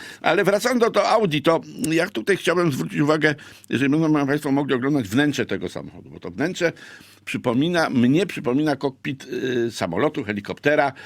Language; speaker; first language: Polish; native; Polish